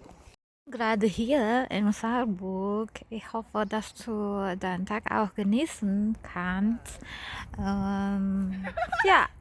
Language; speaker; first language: German; non-native, learner; Indonesian